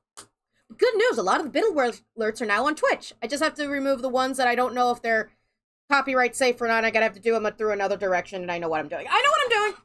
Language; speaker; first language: English; native; English